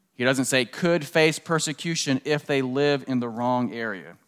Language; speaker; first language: English; native; English